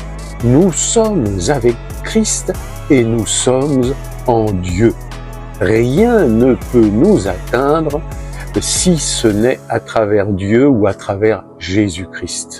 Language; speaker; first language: French; native; French